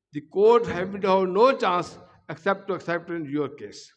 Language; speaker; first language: English; non-native, local second language; Urdu